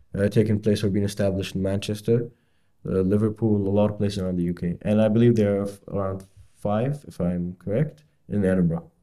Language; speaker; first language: English; non-native, fluent; Arabic